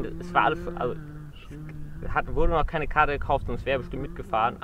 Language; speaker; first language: German; native; German